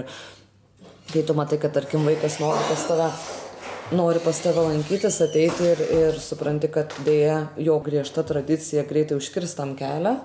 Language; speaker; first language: Lithuanian; native; Lithuanian